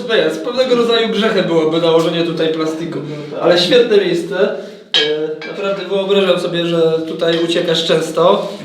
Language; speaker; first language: Polish; native; Polish